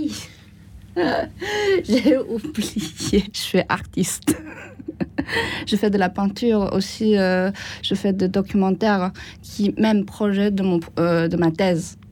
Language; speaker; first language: French; non-native, learner; Chinese